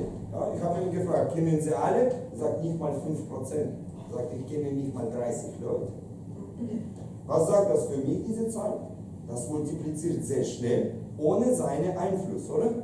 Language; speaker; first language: German; non-native, fluent; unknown